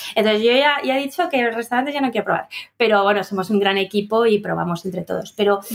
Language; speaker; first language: Spanish; native; Spanish